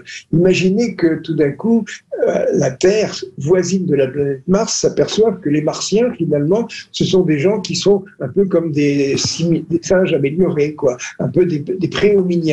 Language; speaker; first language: French; native; French